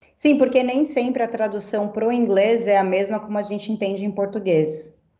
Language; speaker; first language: Portuguese; native; Portuguese